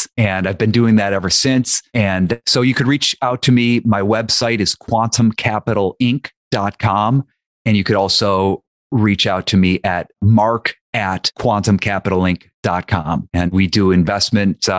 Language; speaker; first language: English; native; English